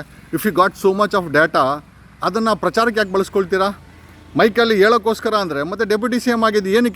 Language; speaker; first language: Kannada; native; Kannada